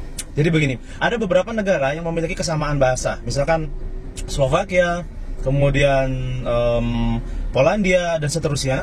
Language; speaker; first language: Indonesian; native; Indonesian